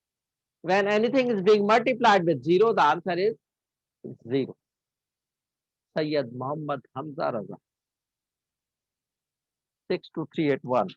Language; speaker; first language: English; non-native, local second language; Hindi